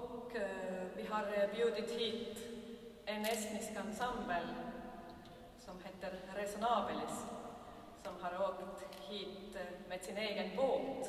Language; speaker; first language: Swedish; non-native, fluent; Estonian